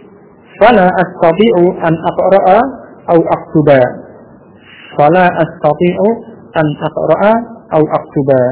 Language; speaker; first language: Arabic; non-native, fluent; Indonesian